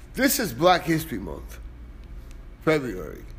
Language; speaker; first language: English; early bilingual, other home language; Spanish